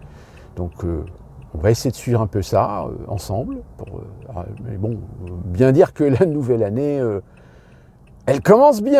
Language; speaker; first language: French; native; French